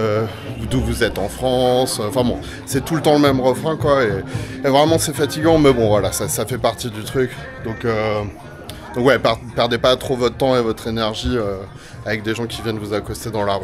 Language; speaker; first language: French; native; French